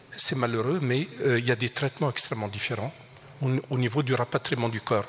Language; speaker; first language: French; non-native, local second language; Arabic